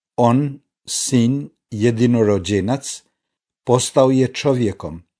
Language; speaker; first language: Croatian; non-native, fluent; Albanian